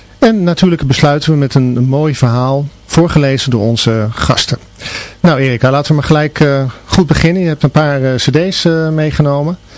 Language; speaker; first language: Dutch; native; Dutch